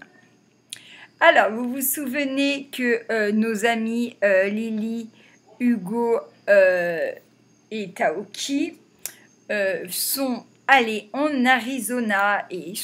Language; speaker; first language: French; native; French